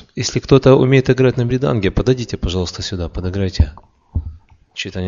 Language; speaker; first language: Russian; native; Russian